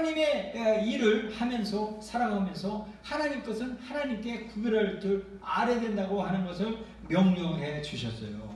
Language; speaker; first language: Korean; native; Korean